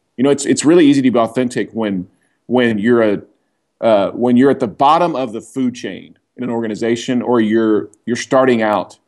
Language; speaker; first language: English; native; English